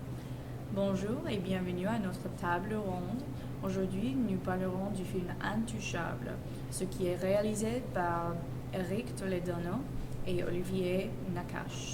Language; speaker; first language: French; non-native, learner; English